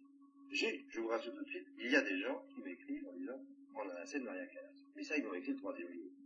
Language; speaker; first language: French; native; French